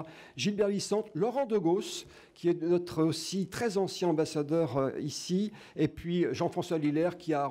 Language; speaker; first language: French; native; French